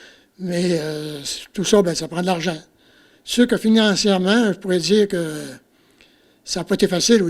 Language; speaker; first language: French; native; French